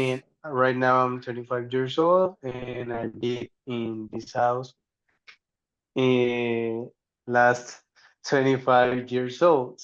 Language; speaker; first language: English; non-native, learner; Spanish